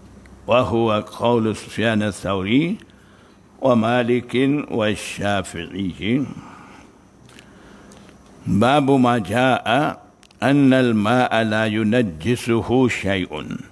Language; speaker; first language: Arabic; non-native, fluent; Malay